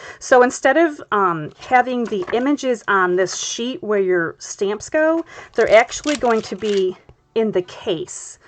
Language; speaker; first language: English; native; English